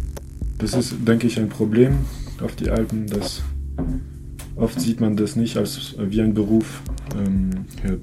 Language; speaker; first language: German; non-native, fluent; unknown